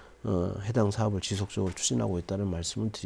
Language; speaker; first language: Korean; native; Korean